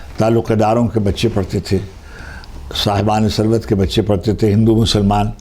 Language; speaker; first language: Urdu; native; Urdu